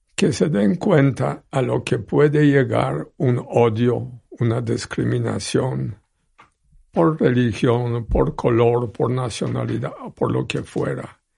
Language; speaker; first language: Spanish; non-native, fluent; Polish